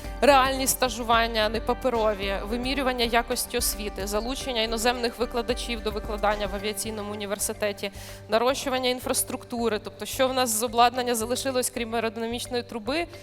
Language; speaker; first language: Ukrainian; native; Ukrainian